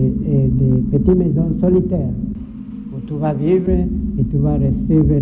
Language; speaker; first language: French; non-native, learner; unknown